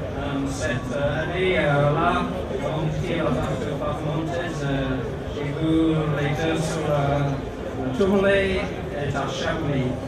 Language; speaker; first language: French; non-native, learner; English